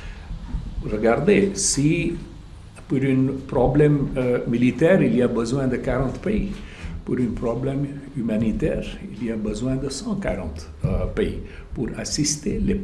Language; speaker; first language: French; non-native, fluent; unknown